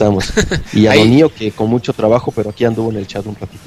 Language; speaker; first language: Spanish; native; Spanish